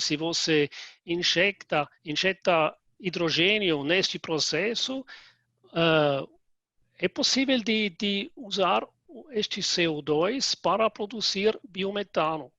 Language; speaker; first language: Portuguese; non-native, fluent; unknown